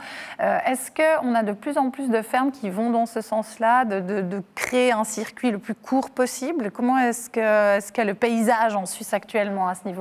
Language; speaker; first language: French; native; French